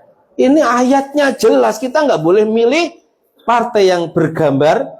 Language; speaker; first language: Indonesian; native; Indonesian